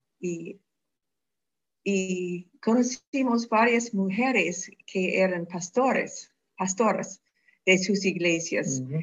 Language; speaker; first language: Spanish; non-native, fluent; English